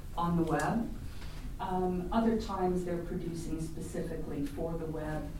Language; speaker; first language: English; native; English